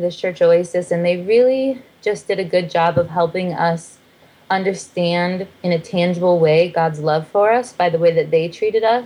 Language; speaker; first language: English; native; English